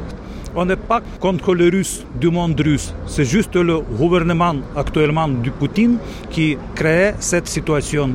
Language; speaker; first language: French; non-native, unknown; Ukrainian